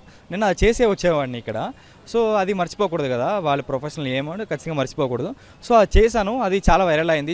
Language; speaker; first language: Telugu; early bilingual, heritage; Tamil